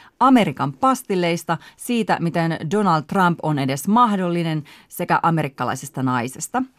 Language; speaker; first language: Finnish; native; Finnish